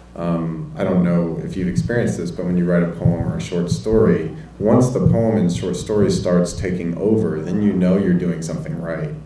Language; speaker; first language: English; native; English